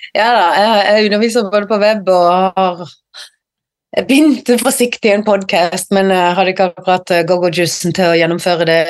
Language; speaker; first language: Norwegian; native; Norwegian